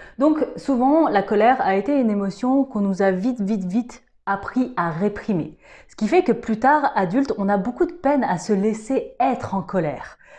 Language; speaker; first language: French; native; French